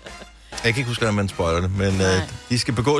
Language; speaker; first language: Danish; native; Danish